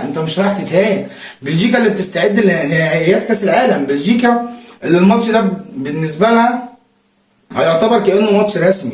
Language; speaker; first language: Arabic; native; Arabic